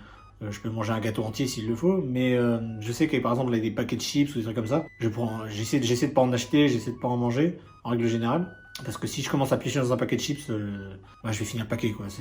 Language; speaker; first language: French; native; French